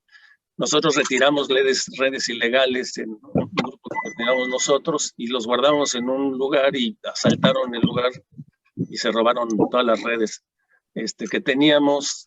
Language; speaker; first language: Spanish; native; Spanish